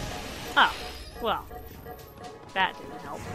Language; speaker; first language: English; native; English